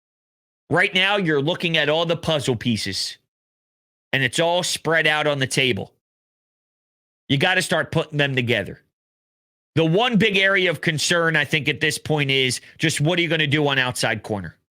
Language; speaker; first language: English; native; English